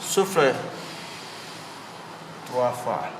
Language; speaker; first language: French; non-native, learner; Vietnamese